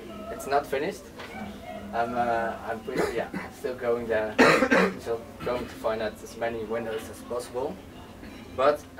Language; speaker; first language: English; non-native, fluent; Dutch